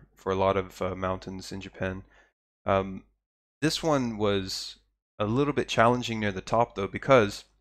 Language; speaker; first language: English; native; English